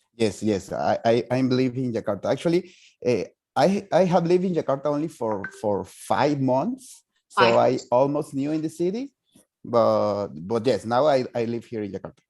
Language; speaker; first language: English; non-native, fluent; Spanish